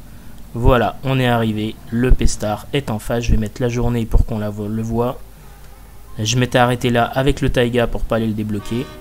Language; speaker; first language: French; native; French